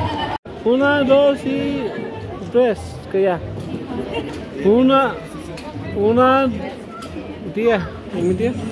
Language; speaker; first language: Spanish; early bilingual, heritage; Spanish